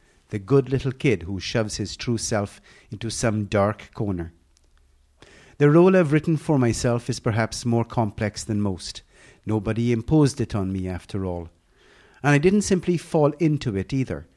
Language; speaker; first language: English; native; English